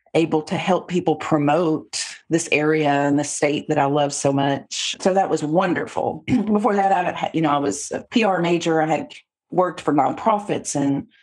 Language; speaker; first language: English; native; English